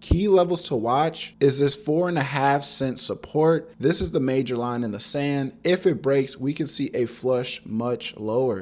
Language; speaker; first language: English; native; English